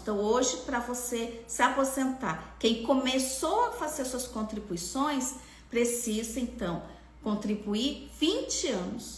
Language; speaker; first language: Portuguese; native; Portuguese